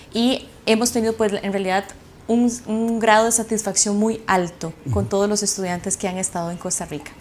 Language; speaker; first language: Spanish; native; Spanish